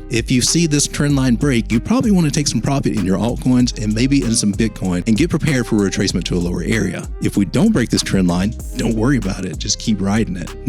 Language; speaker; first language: English; native; English